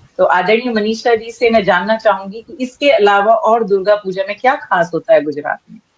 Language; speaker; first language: Hindi; native; Hindi